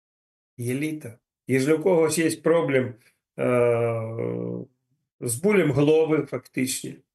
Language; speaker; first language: Polish; non-native, learner; Ukrainian